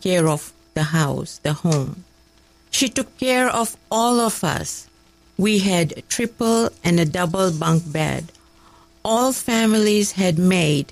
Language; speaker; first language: English; non-native, local second language; Kachhi